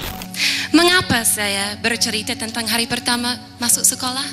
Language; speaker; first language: Malay; non-native, fluent; English